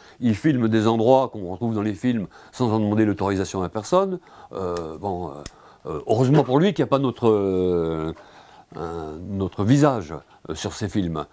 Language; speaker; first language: French; native; French